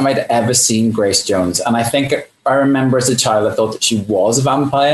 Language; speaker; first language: English; native; English